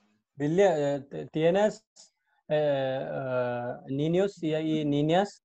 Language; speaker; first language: Spanish; non-native, learner; Hindi